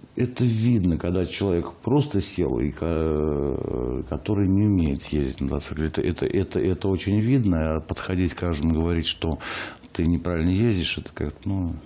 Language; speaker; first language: Russian; native; Russian